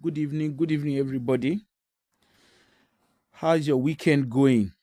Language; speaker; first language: English; non-native, local second language; Yoruba